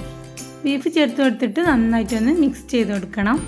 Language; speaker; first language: Malayalam; native; Malayalam